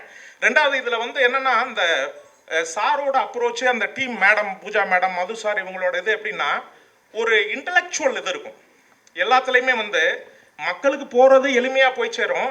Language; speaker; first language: Tamil; native; Tamil